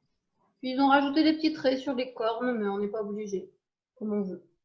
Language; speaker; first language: French; native; French